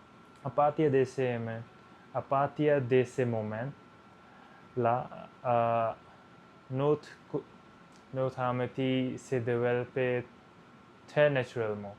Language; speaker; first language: French; non-native, learner; Punjabi